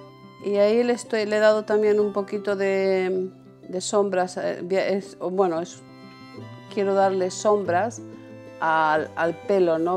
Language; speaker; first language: Spanish; native; Spanish